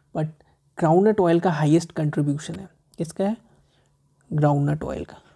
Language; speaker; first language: Hindi; native; Hindi